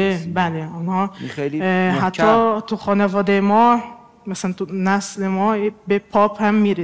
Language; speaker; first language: Persian; non-native, fluent; Portuguese